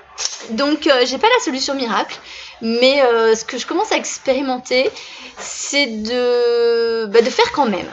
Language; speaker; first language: French; native; French